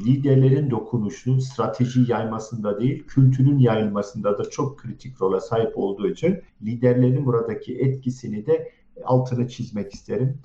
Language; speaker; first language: Turkish; early bilingual, heritage; Turkish